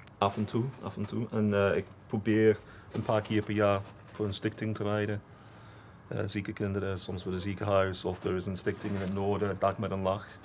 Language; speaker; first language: Dutch; non-native, fluent; English